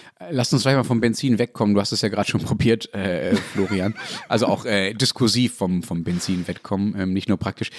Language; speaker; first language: German; native; German